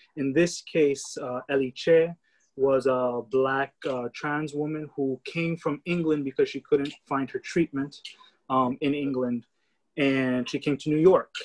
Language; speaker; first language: English; native; English